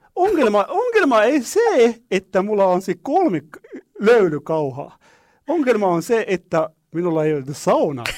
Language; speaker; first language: Finnish; non-native, learner; Arabic